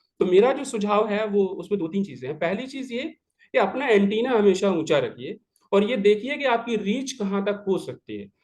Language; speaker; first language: Hindi; native; Hindi